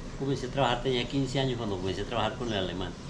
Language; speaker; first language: Spanish; native; Spanish